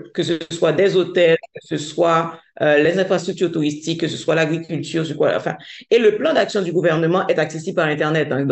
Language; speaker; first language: French; non-native, local second language; Haitian Creole